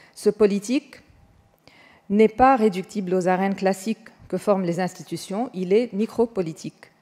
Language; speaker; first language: French; non-native, fluent; Arabic